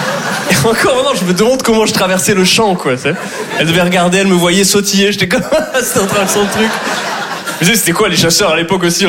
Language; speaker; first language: French; native; French